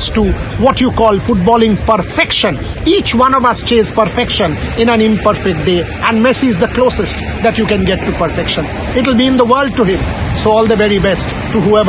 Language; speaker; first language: English; non-native, local second language; Bangla